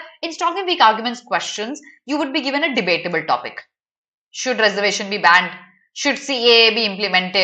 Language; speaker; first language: English; non-native, local second language; Hindi